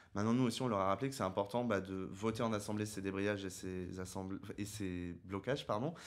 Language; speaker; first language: French; native; French